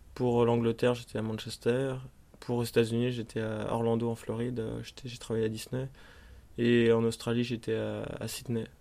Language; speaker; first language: French; native; French